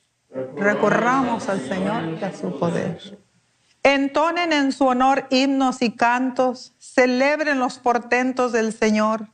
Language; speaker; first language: Spanish; native; Spanish